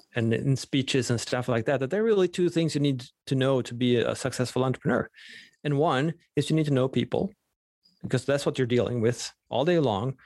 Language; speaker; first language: English; non-native, fluent; Swedish